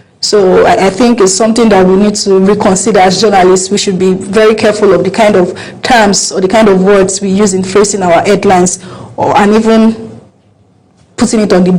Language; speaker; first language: English; non-native, local second language; Yoruba